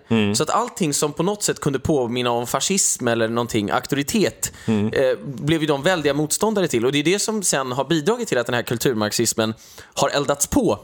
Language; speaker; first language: Swedish; native; Swedish